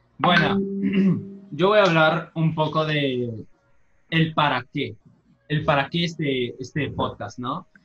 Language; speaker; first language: Spanish; native; Spanish